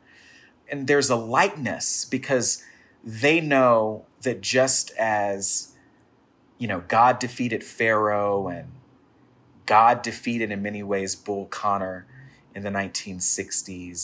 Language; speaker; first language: English; native; English